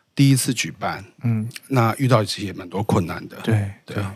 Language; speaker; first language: Chinese; native; Chinese